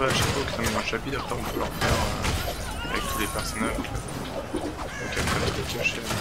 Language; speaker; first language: French; native; French